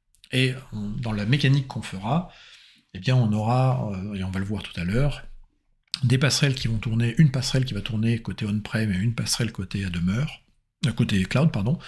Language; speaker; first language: French; native; French